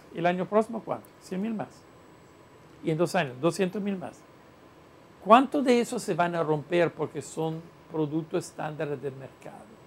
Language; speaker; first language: Spanish; non-native, fluent; Italian